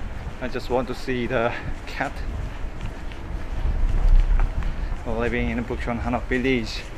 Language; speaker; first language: English; non-native, fluent; Korean